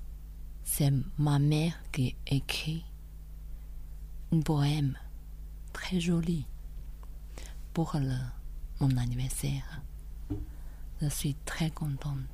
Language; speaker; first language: French; non-native, learner; Chinese